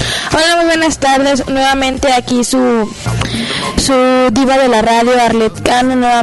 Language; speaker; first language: Spanish; native; Spanish